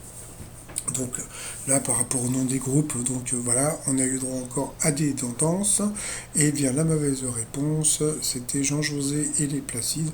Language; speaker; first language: French; native; French